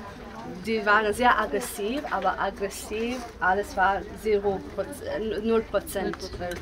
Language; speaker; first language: German; non-native, learner; Bosnian